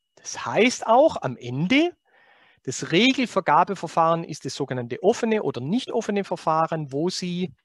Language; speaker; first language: German; native; German